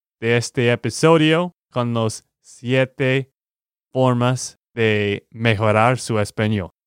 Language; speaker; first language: Spanish; non-native, learner; English